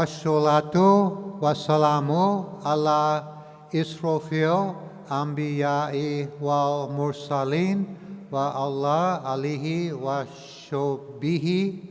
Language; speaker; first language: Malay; non-native, learner; English